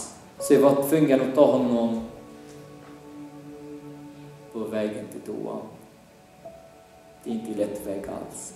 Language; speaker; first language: Swedish; non-native, fluent; Arabic